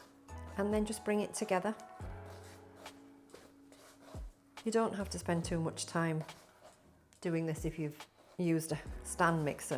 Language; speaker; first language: English; native; English